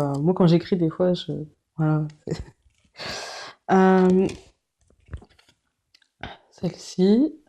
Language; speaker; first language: French; native; French